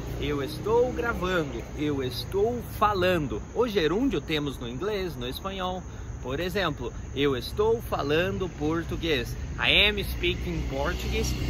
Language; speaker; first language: Portuguese; native; Portuguese